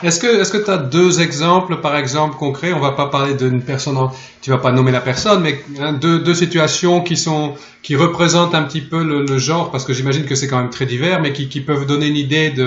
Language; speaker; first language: French; native; French